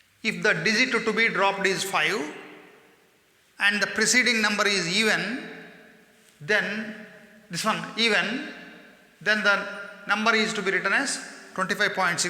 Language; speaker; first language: English; non-native, local second language; Kannada